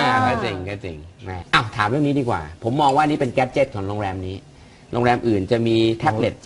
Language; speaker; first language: Thai; native; Thai